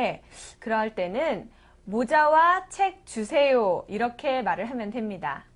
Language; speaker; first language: Korean; native; Korean